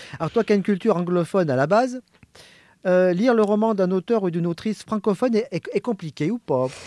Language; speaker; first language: French; native; French